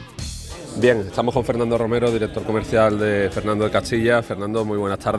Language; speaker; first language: Spanish; native; Spanish